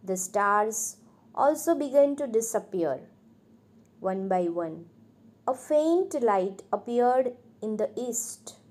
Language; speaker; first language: English; non-native, local second language; Gujarati